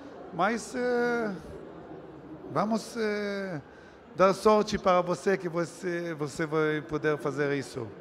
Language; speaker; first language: Portuguese; non-native, learner; Hebrew